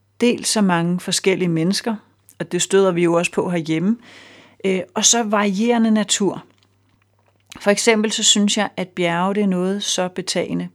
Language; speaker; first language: Danish; native; Danish